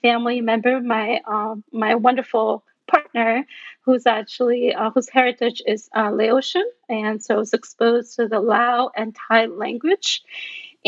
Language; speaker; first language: English; non-native, fluent; Min Nan Chinese